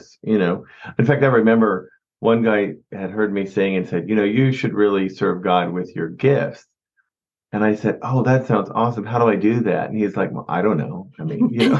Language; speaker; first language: English; native; English